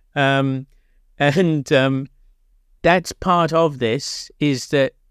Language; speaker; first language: English; native; English